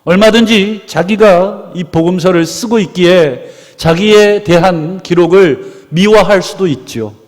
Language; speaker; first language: Korean; native; Korean